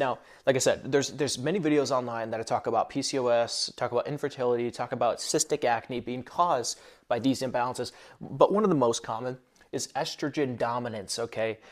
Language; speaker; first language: English; native; English